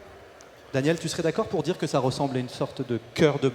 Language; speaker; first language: French; native; French